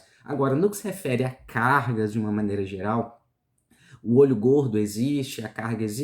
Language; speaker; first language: Portuguese; native; Portuguese